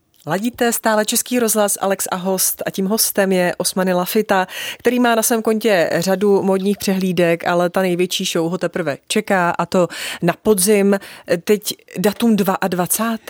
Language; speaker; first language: Czech; native; Czech